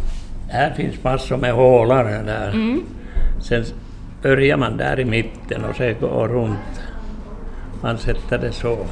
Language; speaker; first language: Swedish; non-native, learner; Finnish